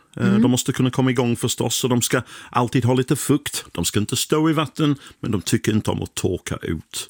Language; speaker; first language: Swedish; non-native, fluent; English